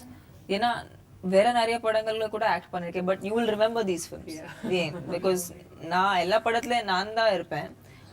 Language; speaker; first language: Tamil; non-native, fluent; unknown